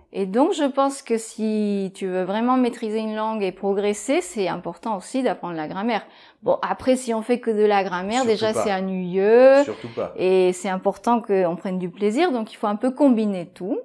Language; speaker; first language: French; non-native, fluent; Japanese